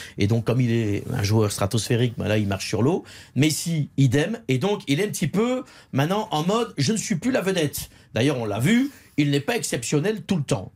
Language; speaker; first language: French; native; French